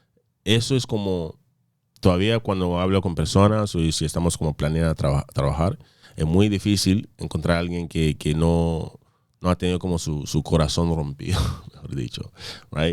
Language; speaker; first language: Spanish; early bilingual, other home language; English